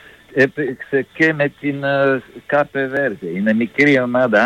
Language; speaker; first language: Greek; non-native, fluent; Serbian